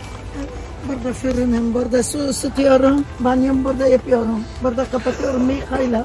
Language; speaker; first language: Turkish; non-native, local second language; Arabic